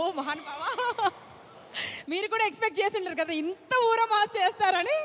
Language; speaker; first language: Telugu; native; Telugu